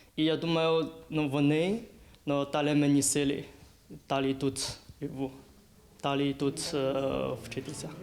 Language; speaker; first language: Ukrainian; non-native, learner; Chinese